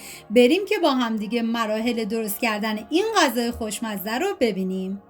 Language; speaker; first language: Persian; native; Persian